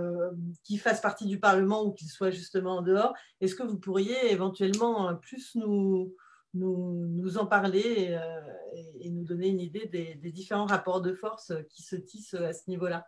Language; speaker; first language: French; native; French